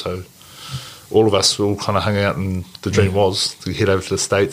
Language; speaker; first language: English; native; English